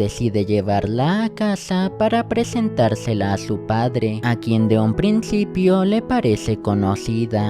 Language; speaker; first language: Spanish; native; Spanish